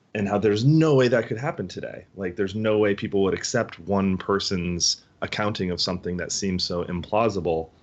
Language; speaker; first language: English; native; English